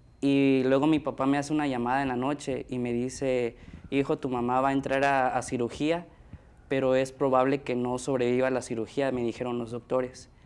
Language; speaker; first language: Spanish; native; Spanish